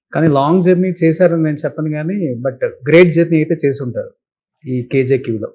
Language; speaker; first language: Telugu; native; Telugu